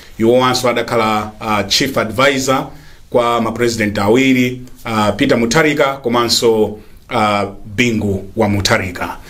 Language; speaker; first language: Nyanja; native; Nyanja